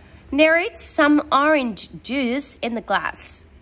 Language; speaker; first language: English; non-native, fluent; Vietnamese